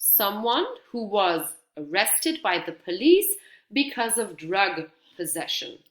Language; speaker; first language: English; non-native, fluent; Dutch